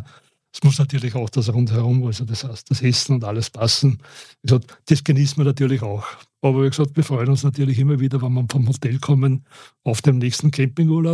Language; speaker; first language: German; native; German